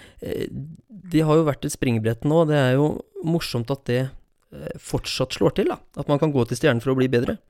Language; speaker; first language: Norwegian; non-native, fluent; Swedish